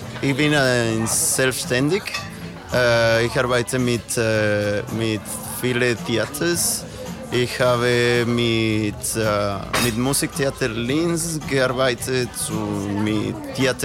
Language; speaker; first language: German; non-native, learner; Spanish